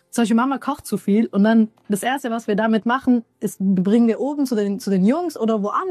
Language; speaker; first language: German; early bilingual, other home language; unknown